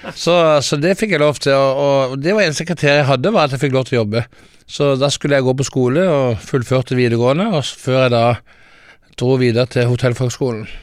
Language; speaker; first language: Norwegian; early bilingual, heritage; Norwegian